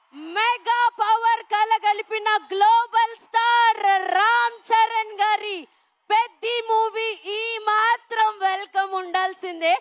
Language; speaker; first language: Telugu; native; Telugu